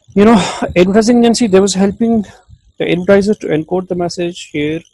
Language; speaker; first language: English; non-native, local second language; Urdu